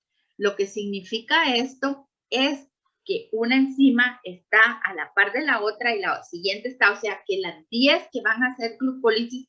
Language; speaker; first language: Spanish; native; Spanish